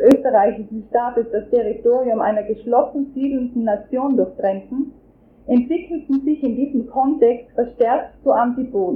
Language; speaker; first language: German; native; German